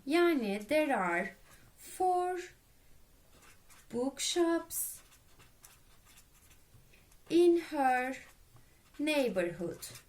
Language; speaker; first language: English; non-native, fluent; Turkish